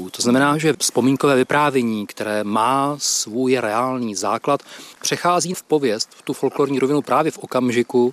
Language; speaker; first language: Czech; native; Czech